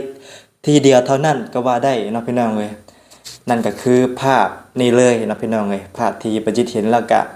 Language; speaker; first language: Thai; non-native, local second language; Northeastern Thai